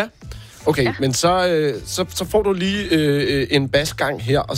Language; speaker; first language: Danish; native; Danish